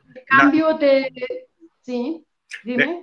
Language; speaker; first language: Spanish; non-native, fluent; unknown